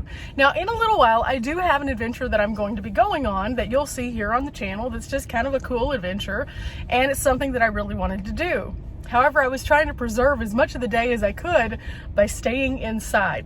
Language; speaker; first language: English; native; English